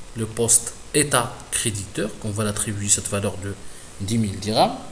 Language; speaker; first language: French; non-native, local second language; Arabic